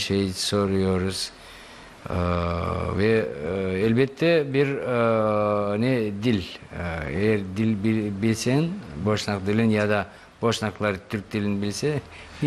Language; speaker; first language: Turkish; non-native, learner; Bosnian